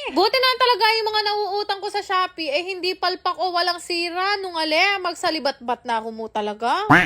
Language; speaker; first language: Filipino; native; Filipino